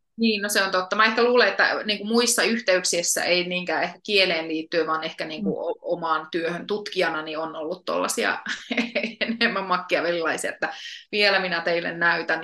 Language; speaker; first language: Finnish; native; Finnish